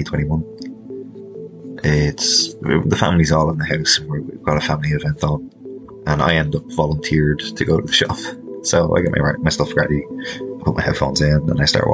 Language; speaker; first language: English; native; English